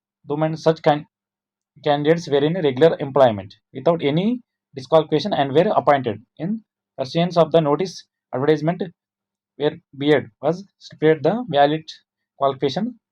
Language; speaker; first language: English; non-native, local second language; Telugu